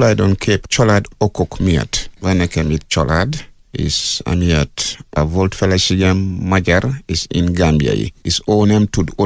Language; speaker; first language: Hungarian; non-native, learner; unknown